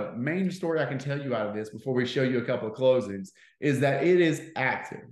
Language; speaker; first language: English; native; English